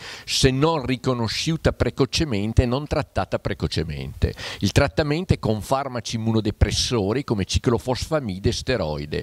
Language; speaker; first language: Italian; native; Italian